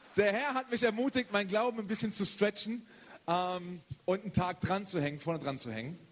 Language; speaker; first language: German; native; German